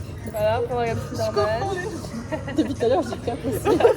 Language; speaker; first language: French; native; French